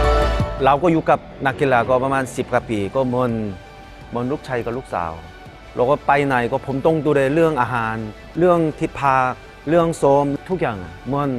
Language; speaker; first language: Thai; non-native, fluent; Korean